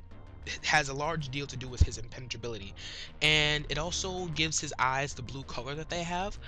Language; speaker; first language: English; native; English